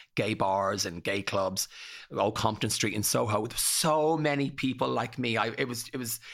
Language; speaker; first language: English; native; English